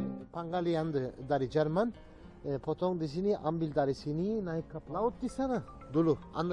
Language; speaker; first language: Indonesian; non-native, learner; Turkish